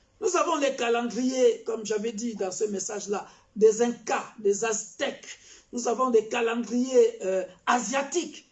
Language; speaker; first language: French; non-native, local second language; Kongo